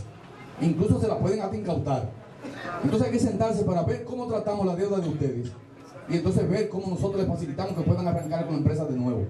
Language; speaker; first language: Spanish; native; Spanish